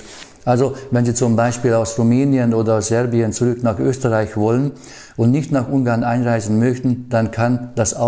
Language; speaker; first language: German; native; German